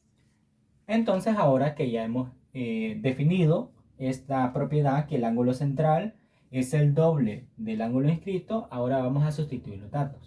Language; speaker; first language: Spanish; native; Spanish